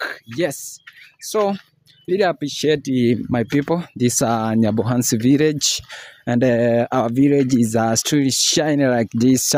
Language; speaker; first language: English; non-native, learner; Swahili